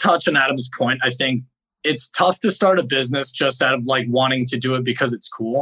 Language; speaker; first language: English; native; English